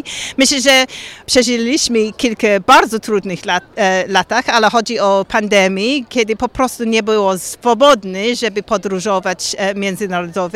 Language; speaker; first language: Polish; non-native, learner; English